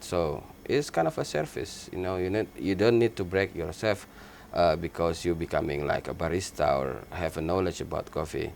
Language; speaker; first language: English; non-native, learner; Indonesian